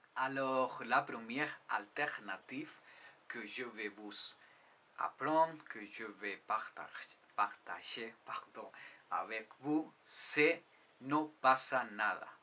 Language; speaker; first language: French; non-native, fluent; Spanish